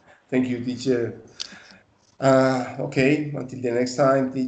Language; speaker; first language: English; non-native, learner; Spanish